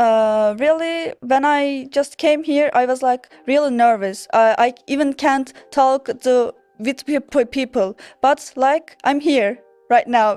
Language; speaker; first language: English; non-native, learner; Turkish